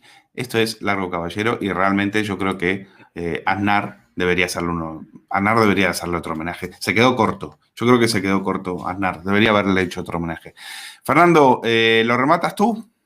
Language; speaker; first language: Spanish; native; Spanish